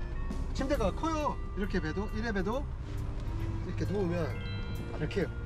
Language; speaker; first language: Korean; native; Korean